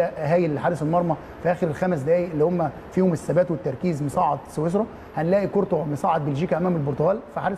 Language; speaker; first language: Arabic; native; Arabic